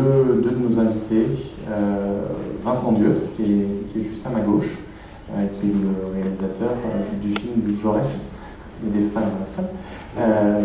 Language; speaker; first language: French; native; French